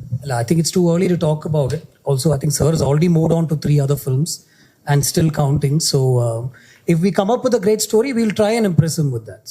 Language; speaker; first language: English; non-native, local second language; Malayalam